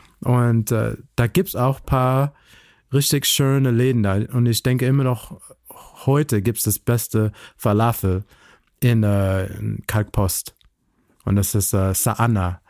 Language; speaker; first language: German; non-native, fluent; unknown